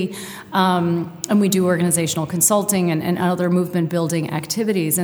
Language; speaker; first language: English; native; English